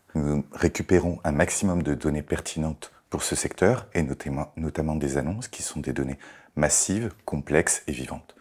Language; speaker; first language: French; native; French